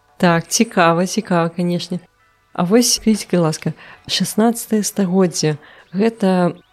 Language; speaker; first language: Belarusian; non-native, local second language; Russian